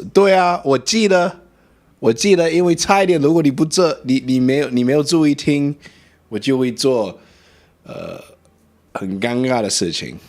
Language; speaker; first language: Chinese; non-native, learner; English